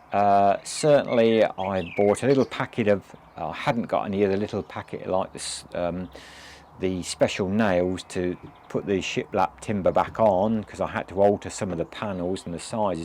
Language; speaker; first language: English; native; English